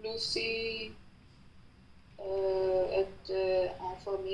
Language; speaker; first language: French; non-native, learner; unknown